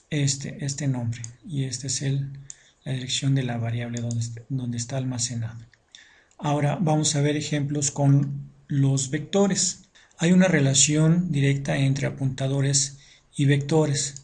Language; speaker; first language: Spanish; native; Spanish